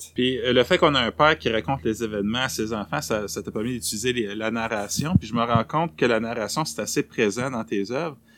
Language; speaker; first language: French; native; French